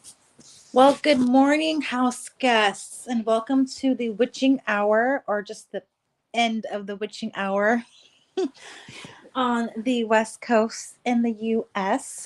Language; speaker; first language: English; native; English